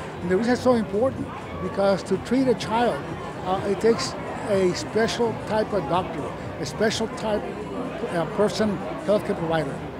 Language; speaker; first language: English; early bilingual, other home language; Spanish